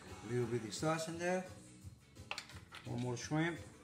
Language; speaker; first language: English; non-native, fluent; Spanish